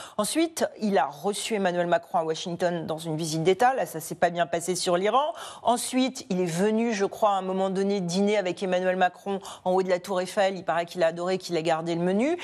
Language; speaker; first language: French; native; French